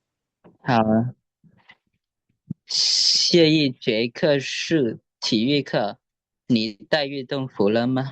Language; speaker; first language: Chinese; non-native, learner; Lao